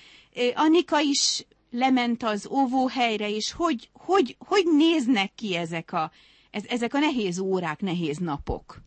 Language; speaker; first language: Hungarian; native; Hungarian